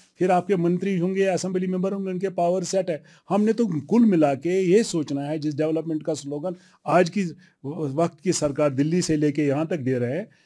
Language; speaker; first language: Hindi; non-native, local second language; Kashmiri